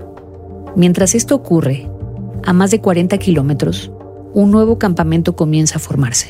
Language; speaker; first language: Spanish; native; Spanish